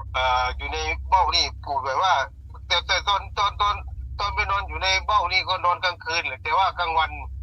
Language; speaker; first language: Thai; non-native, local second language; Northeastern Thai